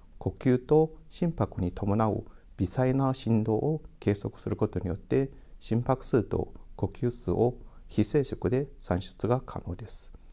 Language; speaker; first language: Japanese; non-native, fluent; Chinese